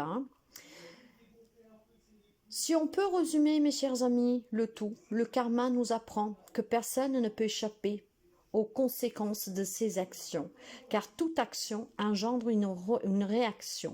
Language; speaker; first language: French; non-native, fluent; Italian